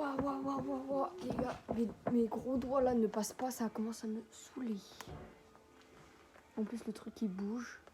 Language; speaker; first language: French; native; French